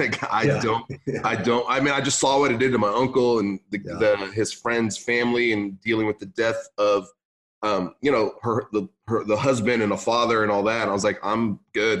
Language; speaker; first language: English; early bilingual, other home language; Arabic